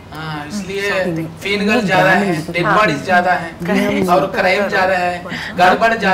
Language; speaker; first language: Hindi; non-native, local second language; Telugu